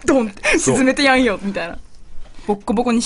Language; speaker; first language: Japanese; native; Japanese